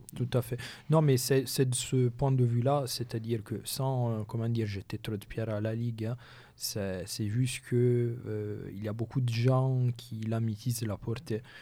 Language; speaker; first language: French; non-native, local second language; Italian